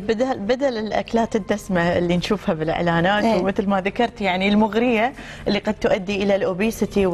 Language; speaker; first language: Arabic; native; Arabic